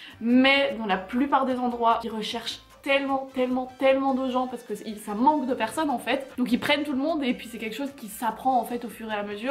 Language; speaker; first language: French; native; French